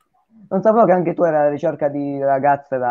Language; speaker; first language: Italian; native; Italian